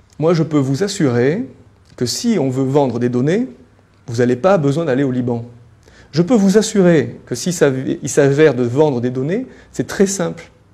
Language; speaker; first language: French; native; French